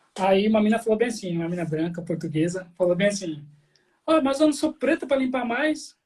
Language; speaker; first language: Portuguese; native; Portuguese